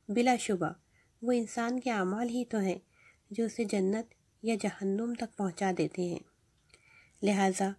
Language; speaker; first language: Urdu; native; Urdu